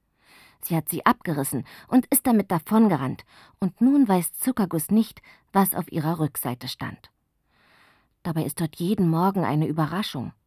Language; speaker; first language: German; native; German